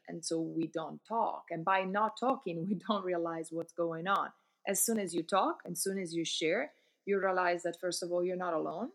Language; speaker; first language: English; non-native, fluent; Italian